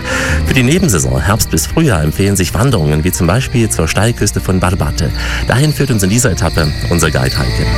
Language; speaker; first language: German; native; German